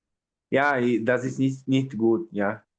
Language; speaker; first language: German; non-native, learner; Portuguese